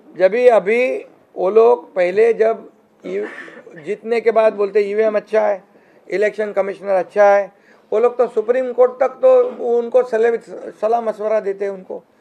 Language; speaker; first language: Hindi; non-native, local second language; Marathi